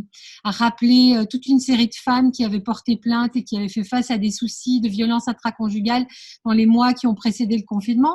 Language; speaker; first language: French; native; French